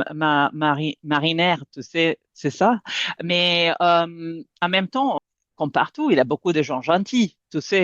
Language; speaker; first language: French; non-native, fluent; Serbian